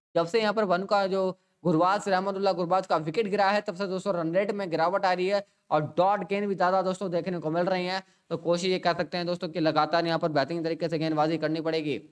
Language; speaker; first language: Hindi; native; Hindi